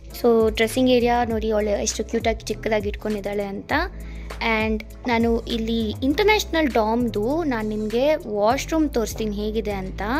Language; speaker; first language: Kannada; non-native, local second language; Telugu